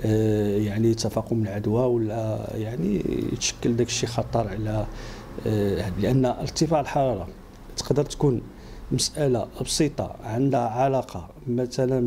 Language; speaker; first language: Arabic; native; Arabic